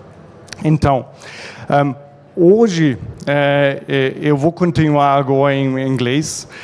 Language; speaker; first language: Portuguese; non-native, learner; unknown